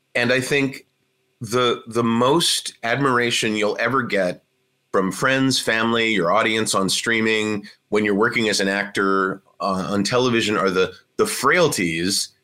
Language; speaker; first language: English; native; English